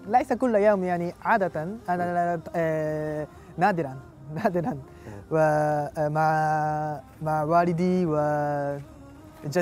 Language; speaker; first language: Arabic; non-native, learner; Japanese